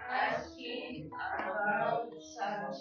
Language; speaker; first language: English; non-native, learner; French